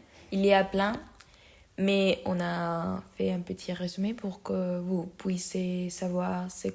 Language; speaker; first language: French; non-native, learner; Spanish